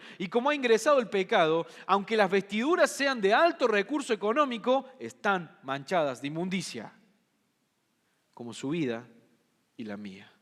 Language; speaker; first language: Spanish; native; Spanish